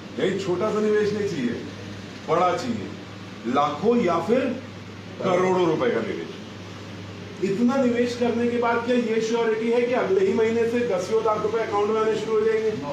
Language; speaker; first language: Hindi; non-native, local second language; Gujarati